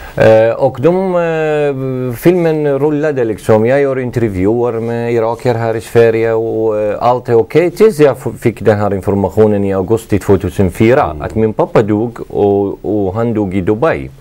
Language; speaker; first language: Swedish; non-native, fluent; Arabic